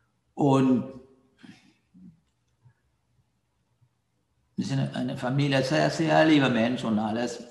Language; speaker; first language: German; non-native, learner; Sinhala